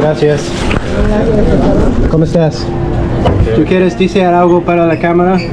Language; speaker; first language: Spanish; non-native, learner; English